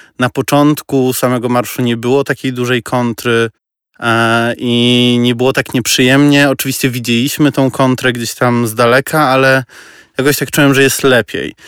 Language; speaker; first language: Polish; non-native, fluent; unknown